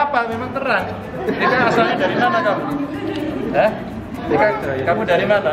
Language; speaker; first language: Indonesian; non-native, local second language; Javanese